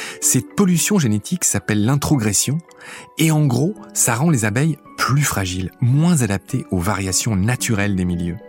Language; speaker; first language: French; native; French